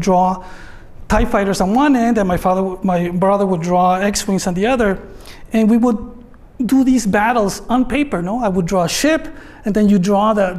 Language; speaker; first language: English; non-native, fluent; Spanish